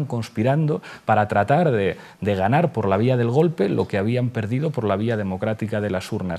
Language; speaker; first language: Spanish; native; Spanish